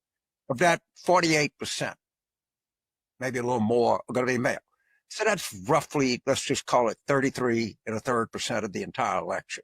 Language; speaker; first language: English; native; English